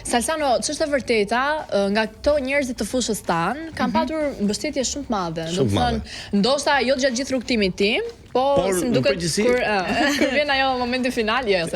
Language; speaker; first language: Albanian; native; Albanian